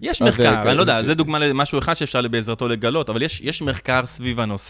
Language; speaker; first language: Hebrew; native; Hebrew